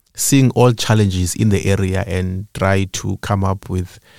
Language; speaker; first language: English; non-native, local second language; Xhosa